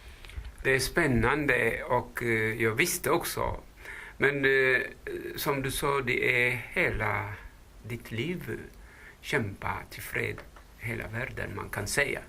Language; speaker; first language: Swedish; non-native, fluent; Tigrinya